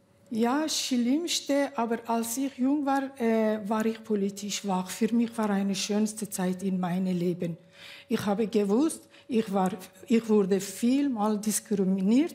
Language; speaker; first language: German; non-native, learner; Kurdish